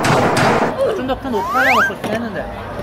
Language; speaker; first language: Vietnamese; non-native, learner; Korean